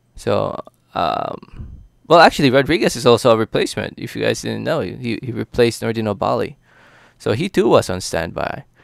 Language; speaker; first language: English; early bilingual, other home language; Filipino